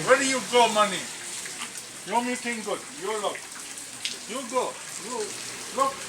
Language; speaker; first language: English; non-native, learner; Sundanese